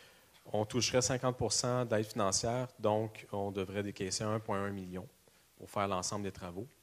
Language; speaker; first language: French; native; French